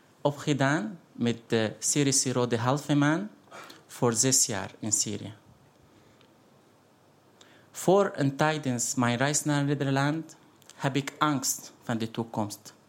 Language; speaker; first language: Dutch; non-native, fluent; Arabic